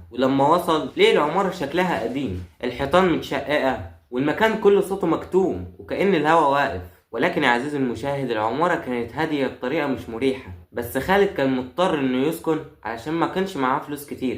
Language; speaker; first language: Arabic; native; Arabic